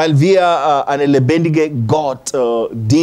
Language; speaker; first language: German; non-native, learner; English